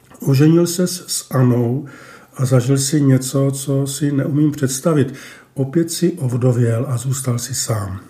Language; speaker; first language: Czech; native; Czech